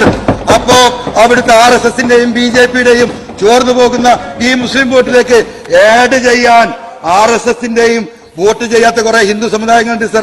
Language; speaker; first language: Malayalam; native; Malayalam